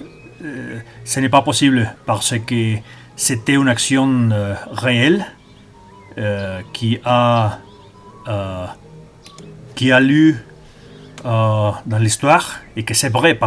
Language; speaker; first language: French; non-native, learner; Spanish